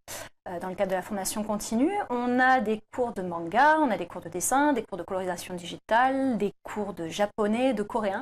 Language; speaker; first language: French; native; French